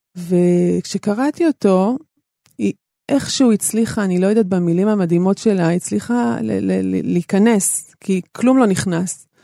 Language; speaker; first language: Hebrew; native; Hebrew